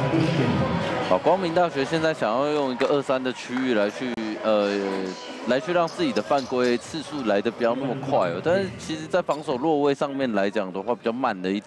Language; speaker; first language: Chinese; native; Chinese